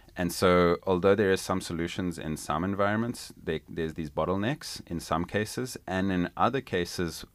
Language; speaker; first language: English; non-native, local second language; Italian